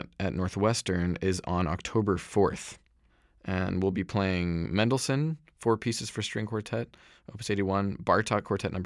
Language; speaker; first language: English; native; English